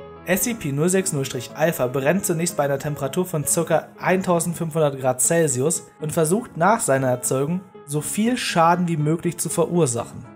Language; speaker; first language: German; native; German